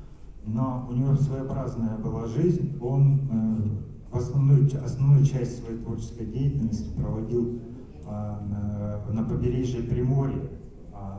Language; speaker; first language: Russian; native; Russian